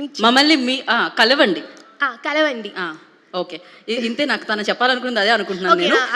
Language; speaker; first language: Telugu; native; Telugu